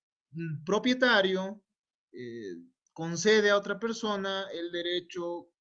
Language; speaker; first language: Spanish; native; Spanish